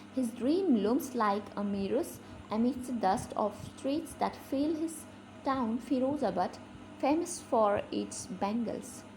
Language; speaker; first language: English; non-native, local second language; Assamese